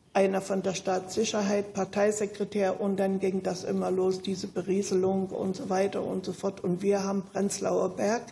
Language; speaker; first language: German; native; German